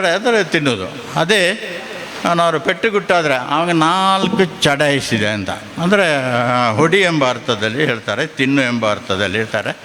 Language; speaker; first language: Kannada; native; Kannada